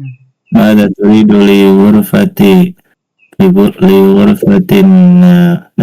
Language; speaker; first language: Arabic; non-native, learner; Indonesian